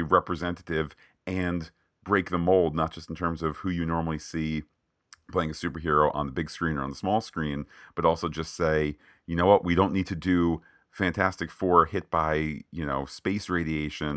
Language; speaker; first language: English; native; English